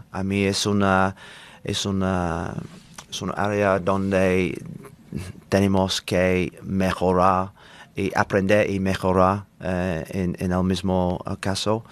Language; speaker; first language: Spanish; non-native, learner; English